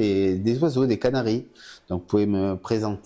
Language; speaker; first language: French; native; French